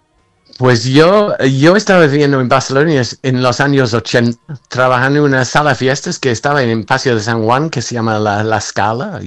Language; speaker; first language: Spanish; non-native, fluent; English